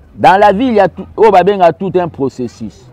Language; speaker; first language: French; non-native, local second language; Lingala